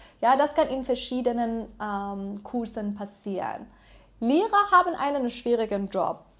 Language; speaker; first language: German; non-native, fluent; Persian